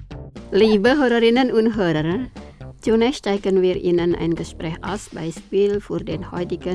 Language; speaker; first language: German; non-native, fluent; Indonesian